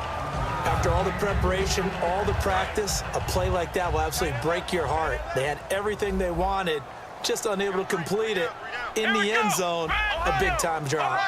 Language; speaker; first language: English; native; English